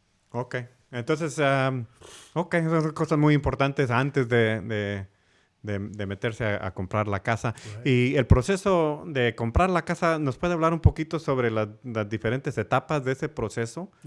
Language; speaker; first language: Spanish; early bilingual, heritage; English